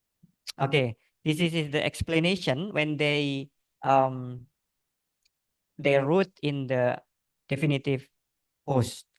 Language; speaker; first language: English; non-native, learner; Indonesian